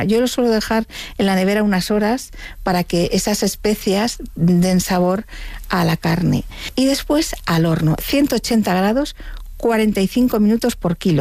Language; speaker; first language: Spanish; native; Spanish